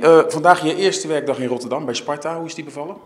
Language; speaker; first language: Dutch; native; Dutch